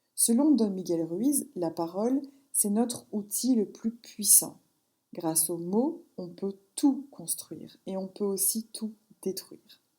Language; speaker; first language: French; native; French